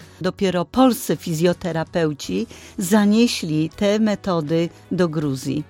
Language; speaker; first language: Polish; native; Polish